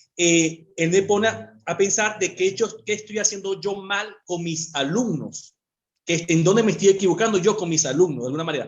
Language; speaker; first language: Spanish; native; Spanish